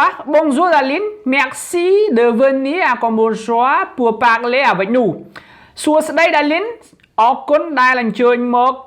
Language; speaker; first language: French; non-native, learner; Khmer